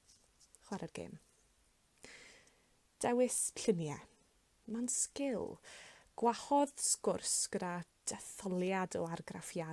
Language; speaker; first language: Welsh; native; Welsh